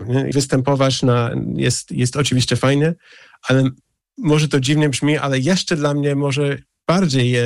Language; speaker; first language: Polish; early bilingual, heritage; English